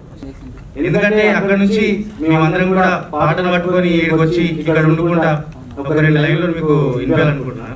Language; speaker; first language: Telugu; native; Telugu